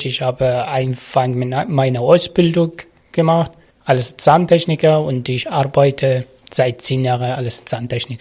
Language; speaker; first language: German; non-native, learner; Arabic